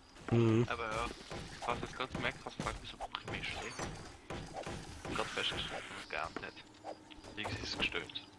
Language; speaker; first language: German; native; German